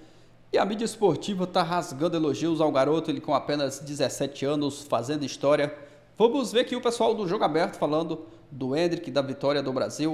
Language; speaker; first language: Portuguese; native; Portuguese